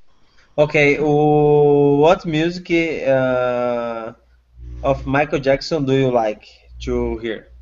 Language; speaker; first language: English; non-native, learner; Portuguese